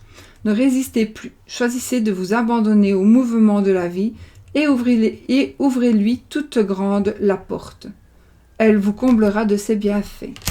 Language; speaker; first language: French; native; French